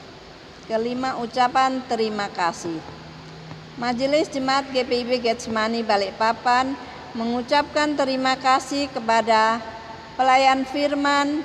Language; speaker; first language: Indonesian; native; Indonesian